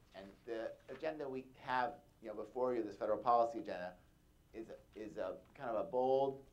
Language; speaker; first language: English; native; English